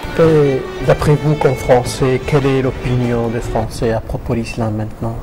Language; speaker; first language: French; non-native, fluent; Arabic